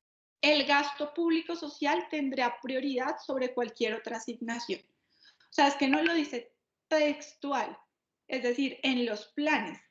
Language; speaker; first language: Spanish; native; Spanish